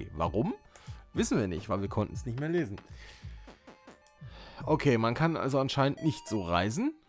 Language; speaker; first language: German; native; German